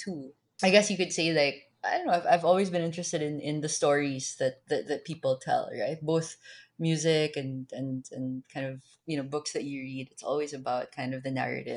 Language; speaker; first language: English; non-native, local second language; Filipino